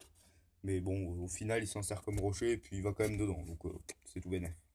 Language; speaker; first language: French; native; French